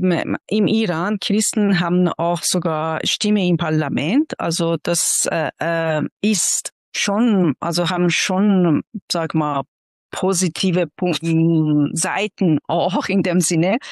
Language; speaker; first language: German; non-native, fluent; Persian